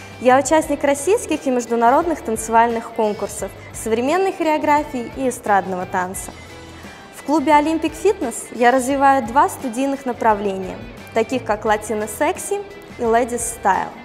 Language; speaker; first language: Russian; native; Russian